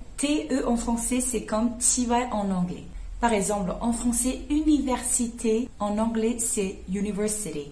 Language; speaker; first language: French; non-native, fluent; Chinese